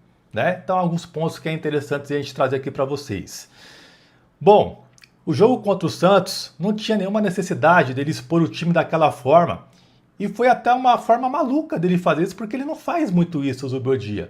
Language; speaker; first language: Portuguese; native; Portuguese